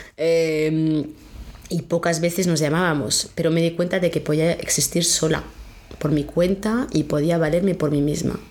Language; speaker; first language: Spanish; non-native, fluent; French